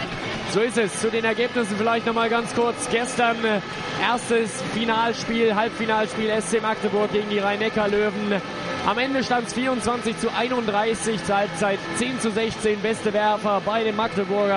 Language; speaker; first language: German; native; German